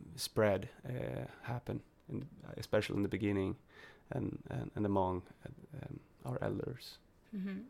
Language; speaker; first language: English; non-native, fluent; Swedish